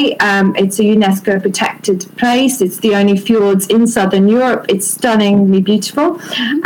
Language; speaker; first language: English; native; English